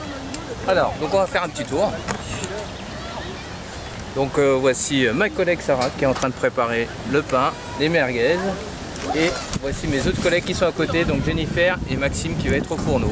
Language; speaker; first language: French; native; French